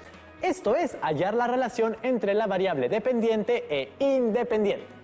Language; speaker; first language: Spanish; native; Spanish